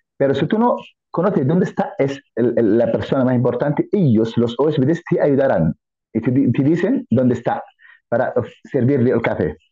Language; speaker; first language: Spanish; non-native, fluent; Arabic